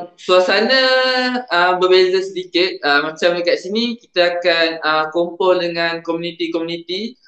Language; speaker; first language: Malay; native; Malay